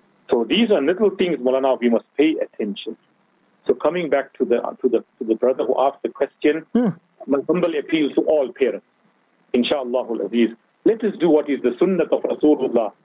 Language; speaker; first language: English; native; English